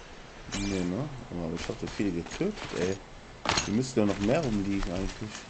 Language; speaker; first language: German; native; German